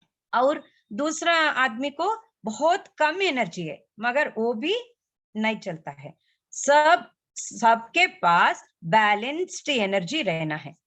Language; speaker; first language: Hindi; non-native, local second language; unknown